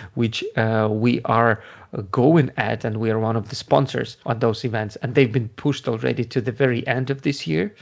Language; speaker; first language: English; non-native, fluent; Ukrainian